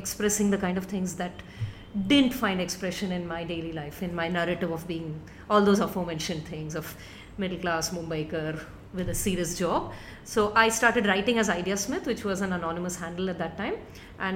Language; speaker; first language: English; non-native, local second language; Tamil